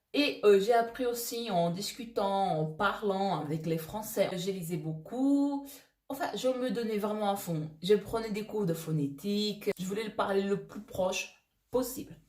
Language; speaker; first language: French; non-native, fluent; Portuguese